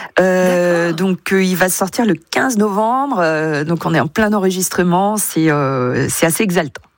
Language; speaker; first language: French; non-native, local second language; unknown